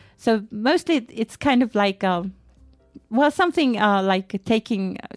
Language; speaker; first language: English; non-native, fluent; Finnish